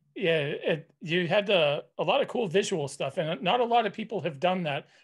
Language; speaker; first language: English; native; English